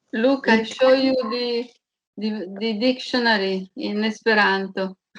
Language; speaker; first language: English; non-native, learner; Italian